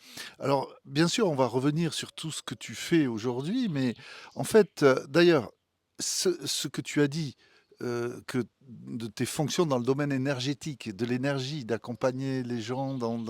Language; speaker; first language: French; native; French